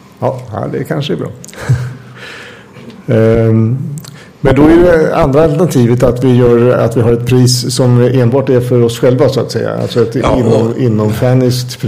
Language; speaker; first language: Swedish; native; Swedish